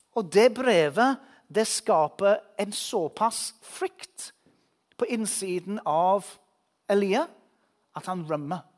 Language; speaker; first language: Norwegian; non-native, fluent; English